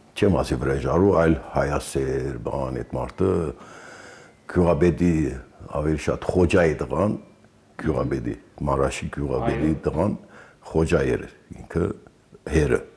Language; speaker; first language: Armenian; early bilingual, heritage; Arabic